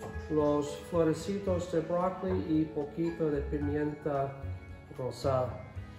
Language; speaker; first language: Spanish; non-native, fluent; English